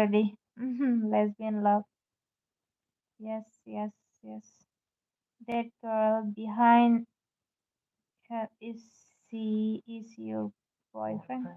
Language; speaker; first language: English; non-native, learner; Kok Borok